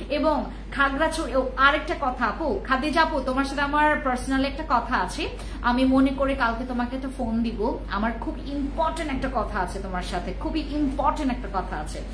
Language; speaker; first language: Bangla; non-native, local second language; Khasi